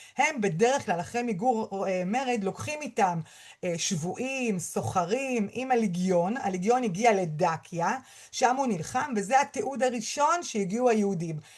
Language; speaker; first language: Hebrew; native; Hebrew